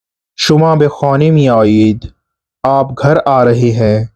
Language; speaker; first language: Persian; non-native, fluent; Urdu